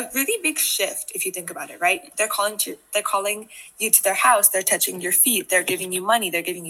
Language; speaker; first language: English; non-native, local second language; Hindi